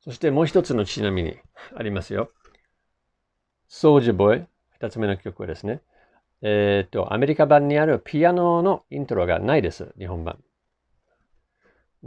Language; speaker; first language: Japanese; non-native, fluent; English